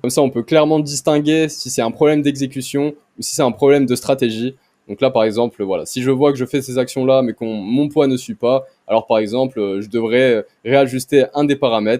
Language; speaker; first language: French; native; French